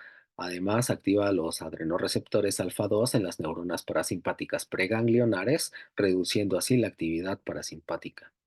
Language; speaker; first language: Spanish; native; Spanish